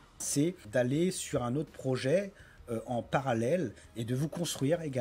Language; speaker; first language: French; native; French